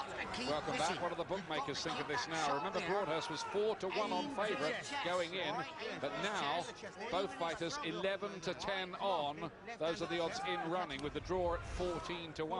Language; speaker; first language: English; native; English